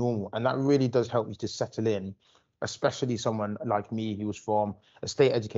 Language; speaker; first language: English; native; English